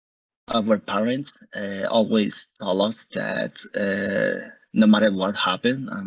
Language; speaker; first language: English; non-native, learner; Spanish